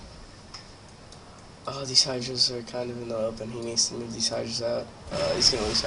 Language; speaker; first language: English; native; English